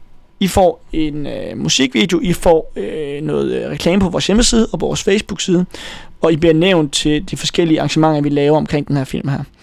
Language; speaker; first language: Danish; native; Danish